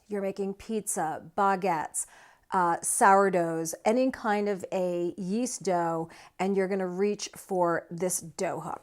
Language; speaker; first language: English; native; English